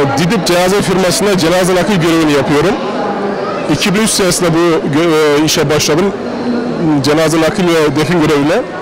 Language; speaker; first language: Turkish; early bilingual, heritage; Turkish